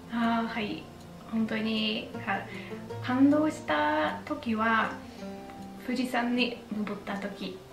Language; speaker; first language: Japanese; non-native, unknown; Polish